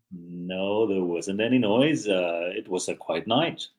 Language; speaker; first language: English; native; English